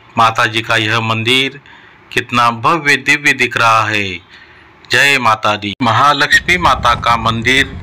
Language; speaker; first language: Hindi; non-native, local second language; Marathi